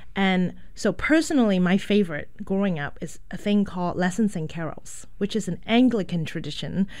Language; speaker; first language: English; non-native, local second language; Cantonese